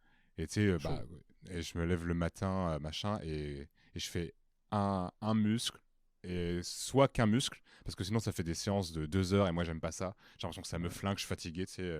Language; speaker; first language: French; native; French